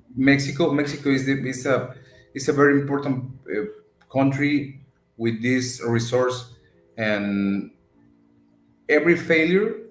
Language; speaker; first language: English; non-native, learner; Spanish